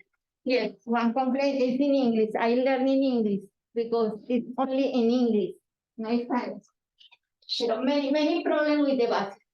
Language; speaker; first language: English; non-native, learner; Spanish